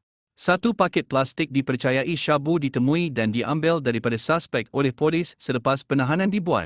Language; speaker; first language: Malay; native; Malay